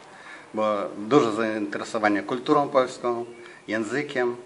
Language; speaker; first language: Polish; non-native, fluent; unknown